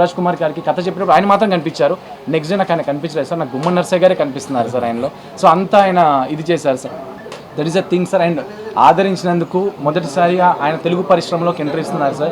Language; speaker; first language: Telugu; native; Telugu